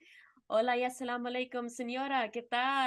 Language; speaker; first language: Spanish; non-native, fluent; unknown